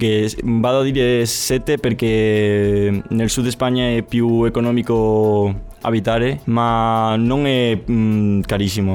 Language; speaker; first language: Italian; non-native, learner; Spanish